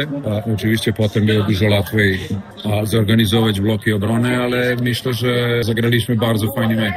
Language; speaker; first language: Polish; non-native, fluent; Serbian